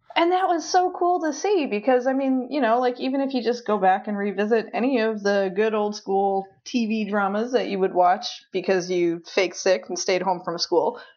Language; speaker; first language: English; native; English